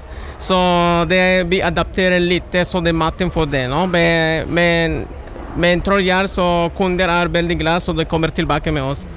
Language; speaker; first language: Norwegian; non-native, learner; Spanish